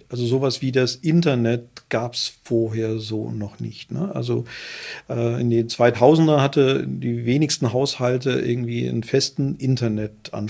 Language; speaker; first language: German; native; German